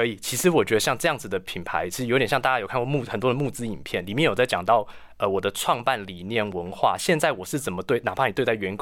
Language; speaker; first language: Chinese; native; Chinese